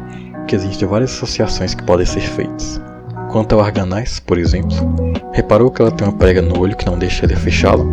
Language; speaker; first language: Portuguese; native; Portuguese